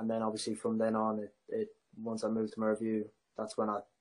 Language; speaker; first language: English; native; English